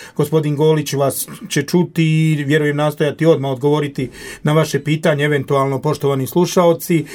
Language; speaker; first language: Croatian; native; Croatian